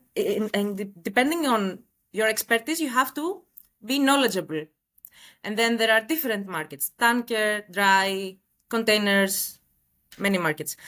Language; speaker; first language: English; non-native, fluent; Greek